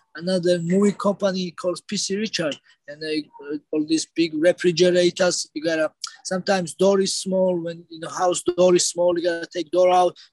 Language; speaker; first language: English; non-native, learner; Georgian